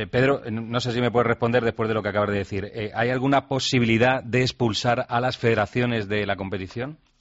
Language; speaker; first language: Spanish; native; Spanish